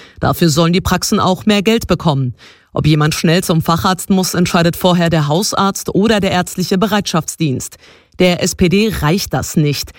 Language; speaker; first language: German; native; German